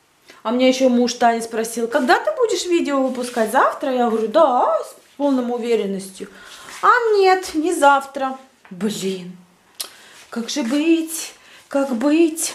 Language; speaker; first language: Russian; native; Russian